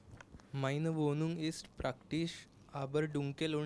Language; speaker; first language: German; non-native, learner; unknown